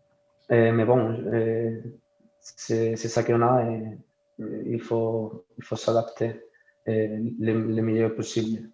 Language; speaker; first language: French; non-native, fluent; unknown